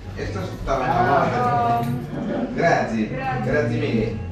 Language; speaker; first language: Italian; non-native, learner; Portuguese